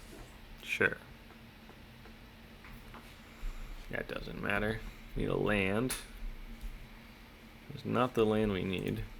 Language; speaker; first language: English; native; English